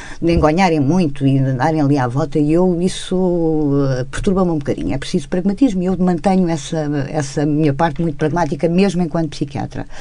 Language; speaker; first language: Portuguese; native; Portuguese